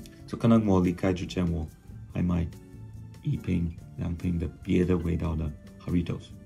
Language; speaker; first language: Chinese; non-native, fluent; English